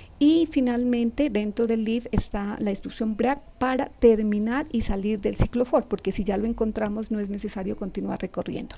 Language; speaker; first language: Spanish; native; Spanish